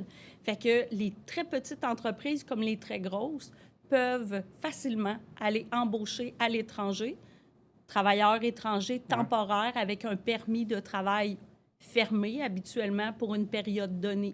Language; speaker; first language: French; native; French